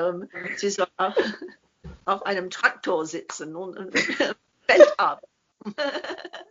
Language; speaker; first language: German; non-native, fluent; English